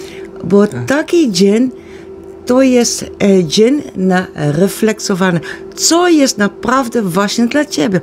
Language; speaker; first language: Polish; non-native, learner; Dutch